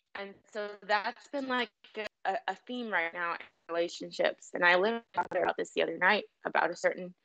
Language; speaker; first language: English; native; English